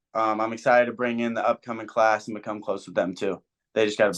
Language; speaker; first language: English; native; English